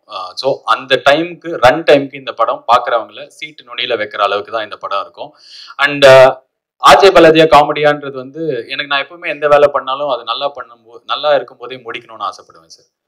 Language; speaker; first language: Tamil; native; Tamil